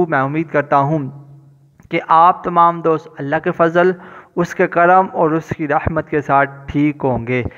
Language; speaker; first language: Urdu; non-native, local second language; Punjabi